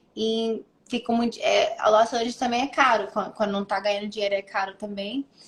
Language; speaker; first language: Portuguese; early bilingual, heritage; English